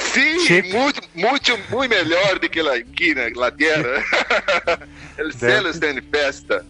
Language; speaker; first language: Spanish; non-native, learner; Portuguese